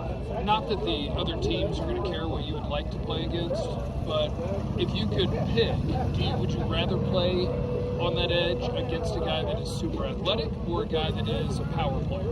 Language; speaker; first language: English; native; English